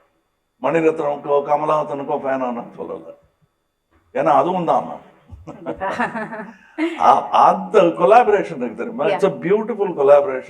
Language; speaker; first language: Tamil; native; Tamil